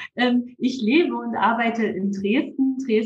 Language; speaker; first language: German; native; German